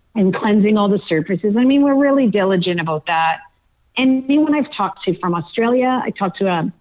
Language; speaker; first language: English; native; English